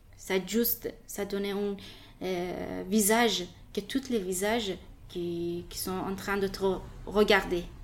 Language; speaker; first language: French; non-native, learner; Persian